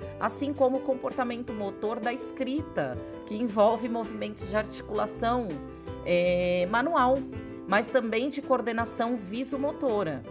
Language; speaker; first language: Portuguese; native; Portuguese